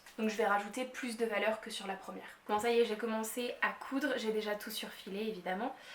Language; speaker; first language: French; native; French